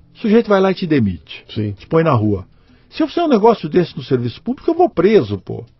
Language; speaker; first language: Portuguese; native; Portuguese